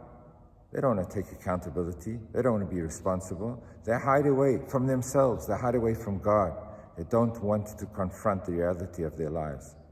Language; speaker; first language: English; native; English